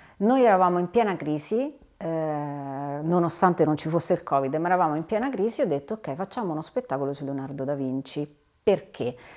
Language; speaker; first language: Italian; native; Italian